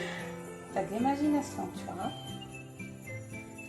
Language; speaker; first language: French; non-native, local second language; Arabic